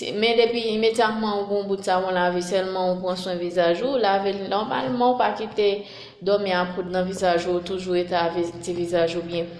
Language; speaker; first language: French; non-native, local second language; Haitian Creole